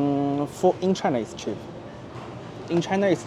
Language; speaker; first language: English; non-native, learner; Chinese